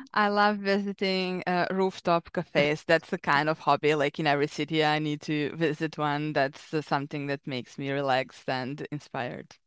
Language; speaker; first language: English; non-native, fluent; Serbian